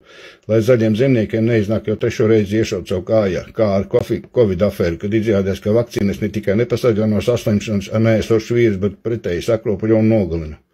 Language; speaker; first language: Latvian; native; Latvian